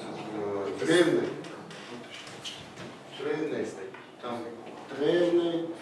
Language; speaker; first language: Russian; non-native, learner; Mongolian